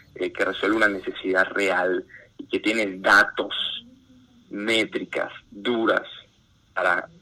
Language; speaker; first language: Spanish; native; Spanish